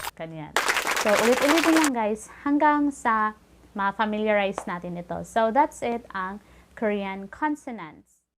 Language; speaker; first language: Filipino; native; Filipino